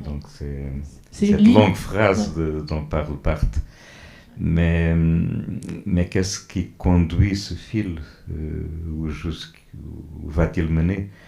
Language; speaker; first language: French; non-native, fluent; Portuguese